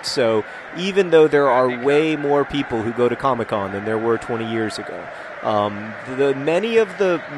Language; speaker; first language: English; native; English